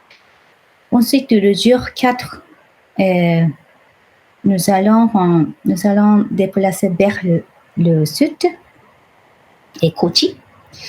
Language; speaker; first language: French; non-native, fluent; Japanese